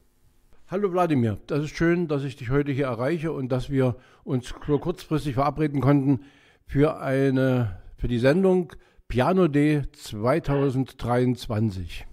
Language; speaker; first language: German; native; German